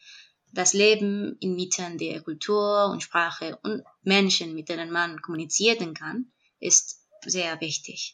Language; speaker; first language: German; non-native, fluent; Spanish